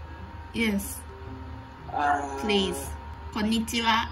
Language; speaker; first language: English; non-native, learner; Japanese